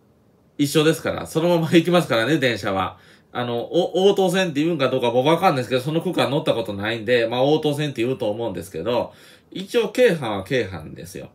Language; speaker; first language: Japanese; native; Japanese